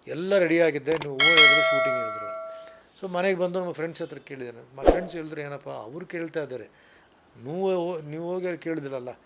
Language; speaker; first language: Kannada; non-native, local second language; Tulu